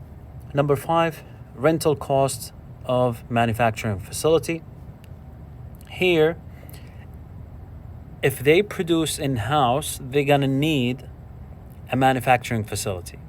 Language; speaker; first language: English; non-native, fluent; Arabic